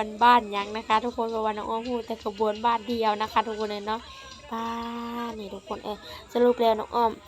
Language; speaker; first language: Thai; non-native, local second language; Lao